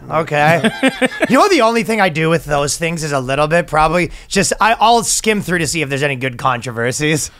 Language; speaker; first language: English; native; English